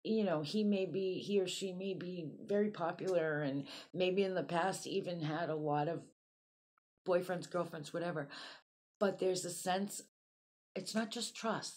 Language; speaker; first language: English; native; English